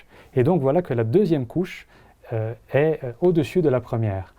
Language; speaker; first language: French; non-native, fluent; Italian